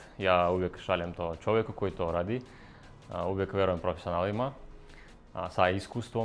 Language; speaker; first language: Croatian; non-native, fluent; Russian